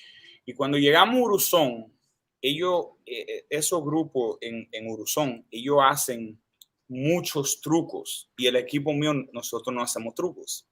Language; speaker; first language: Spanish; early bilingual, heritage; Spanish